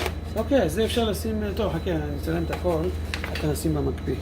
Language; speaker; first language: Hebrew; native; Hebrew